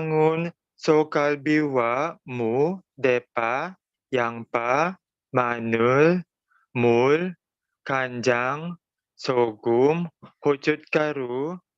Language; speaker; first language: Korean; non-native, learner; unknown